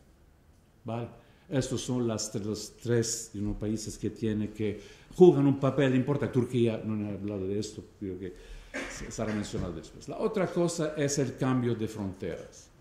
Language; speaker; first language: Spanish; non-native, fluent; Arabic